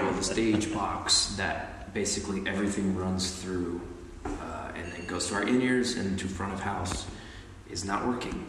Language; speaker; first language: English; native; English